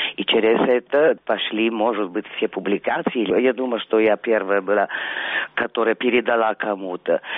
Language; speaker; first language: Russian; non-native, fluent; Italian